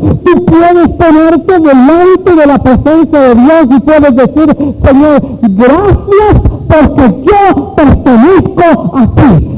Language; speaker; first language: Spanish; native; Spanish